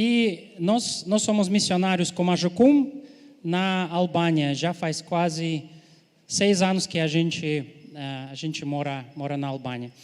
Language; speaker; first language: Portuguese; non-native, fluent; Ukrainian